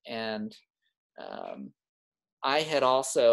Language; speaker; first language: English; native; English